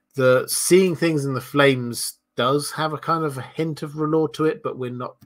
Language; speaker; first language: English; native; English